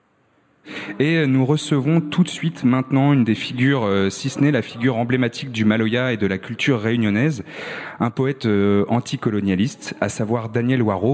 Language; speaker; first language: French; native; French